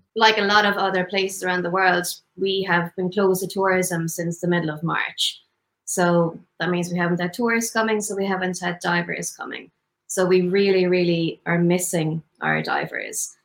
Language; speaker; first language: English; native; English